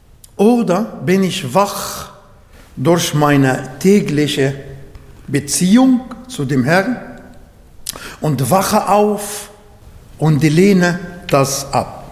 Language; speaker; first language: German; non-native, fluent; Arabic